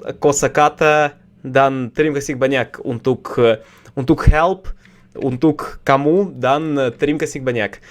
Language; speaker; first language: Indonesian; non-native, learner; English